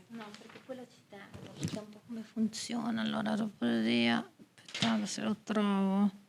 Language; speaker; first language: Italian; native; Italian